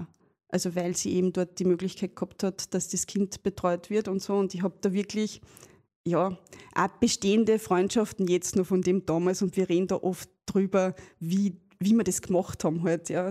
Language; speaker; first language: German; native; German